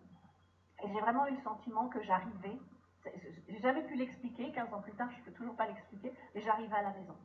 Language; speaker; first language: French; native; French